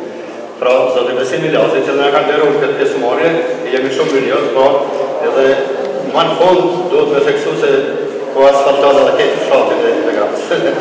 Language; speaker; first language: Albanian; native; Albanian